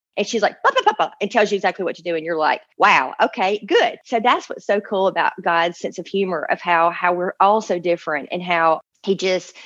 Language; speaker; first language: English; native; English